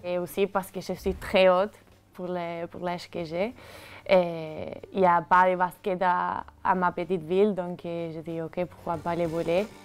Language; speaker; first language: French; non-native, learner; Spanish